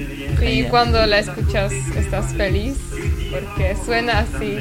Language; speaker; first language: Spanish; non-native, fluent; Czech